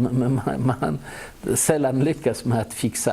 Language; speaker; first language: Swedish; non-native, fluent; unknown